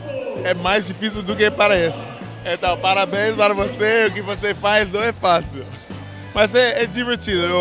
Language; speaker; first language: Portuguese; non-native, fluent; English